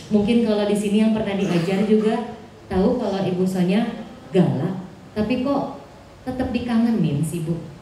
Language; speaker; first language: Indonesian; native; Indonesian